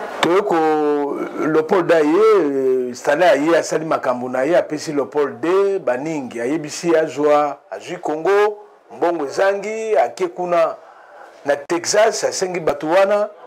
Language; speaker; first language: Lingala; native; Lingala